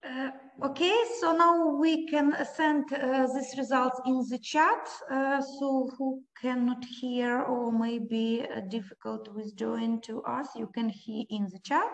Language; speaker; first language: English; non-native, learner; Ukrainian